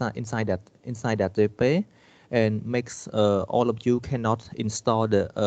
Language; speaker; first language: English; non-native, fluent; Khmer